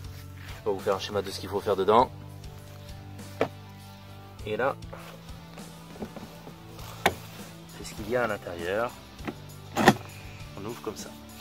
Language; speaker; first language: French; native; French